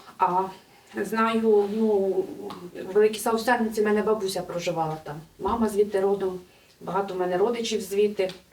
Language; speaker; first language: Ukrainian; native; Ukrainian